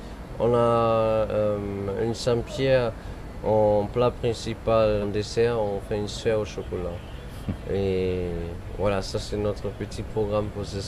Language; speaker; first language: French; non-native, fluent; German